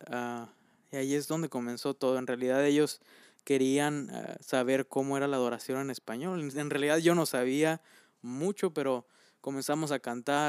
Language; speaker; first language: Spanish; native; Spanish